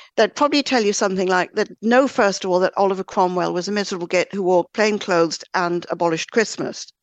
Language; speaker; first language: English; native; English